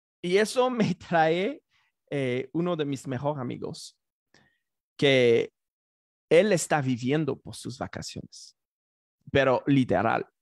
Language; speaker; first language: Spanish; non-native, fluent; French